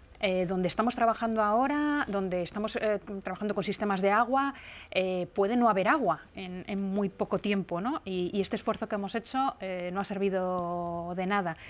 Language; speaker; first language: Spanish; native; Spanish